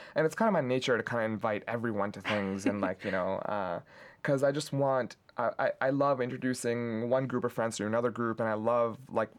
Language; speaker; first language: English; non-native, local second language; Urdu